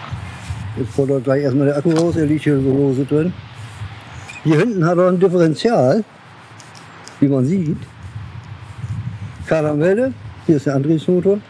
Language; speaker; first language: German; native; German